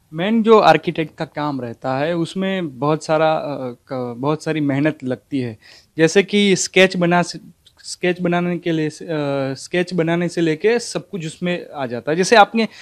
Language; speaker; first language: Hindi; non-native, local second language; Gujarati